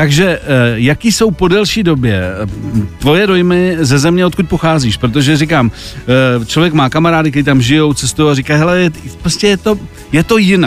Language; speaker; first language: Czech; native; Czech